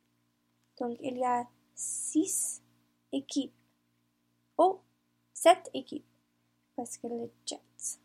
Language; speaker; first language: French; non-native, learner; English